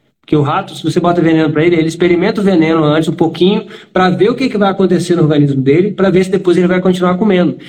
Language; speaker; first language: Portuguese; native; Portuguese